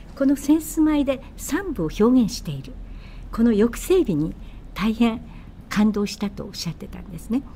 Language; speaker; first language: Japanese; native; Japanese